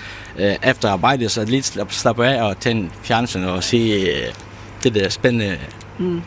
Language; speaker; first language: Danish; non-native, learner; Ukrainian